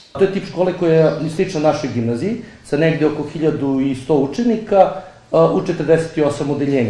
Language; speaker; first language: Serbian; native; Serbian